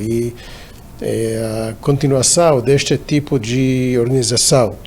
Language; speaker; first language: Portuguese; non-native, fluent; Hebrew